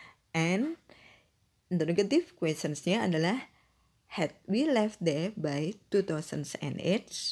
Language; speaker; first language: English; non-native, fluent; Indonesian